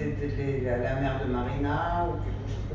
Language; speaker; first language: French; native; French